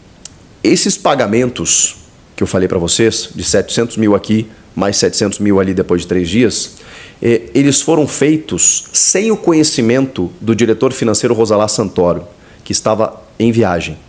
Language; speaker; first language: Portuguese; native; Portuguese